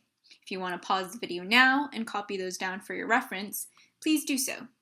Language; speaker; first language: English; native; English